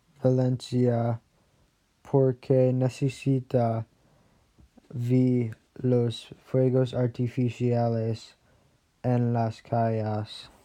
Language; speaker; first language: Spanish; non-native, learner; English